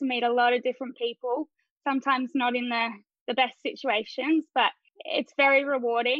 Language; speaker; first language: English; native; English